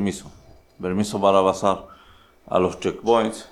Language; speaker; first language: Spanish; non-native, learner; Arabic